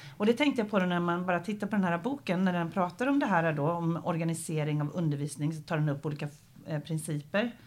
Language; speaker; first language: Swedish; native; Swedish